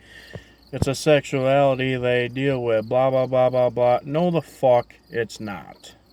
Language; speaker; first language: English; native; English